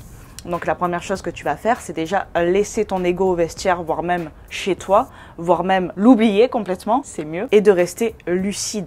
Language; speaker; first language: French; native; French